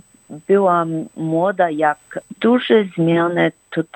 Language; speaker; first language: Polish; early bilingual, heritage; Polish